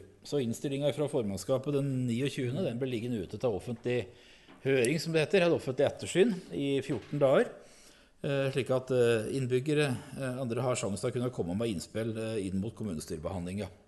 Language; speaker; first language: Norwegian; native; Norwegian